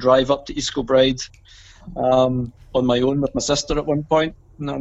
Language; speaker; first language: English; native; English